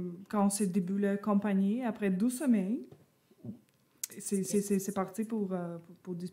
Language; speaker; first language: French; non-native, learner; Ukrainian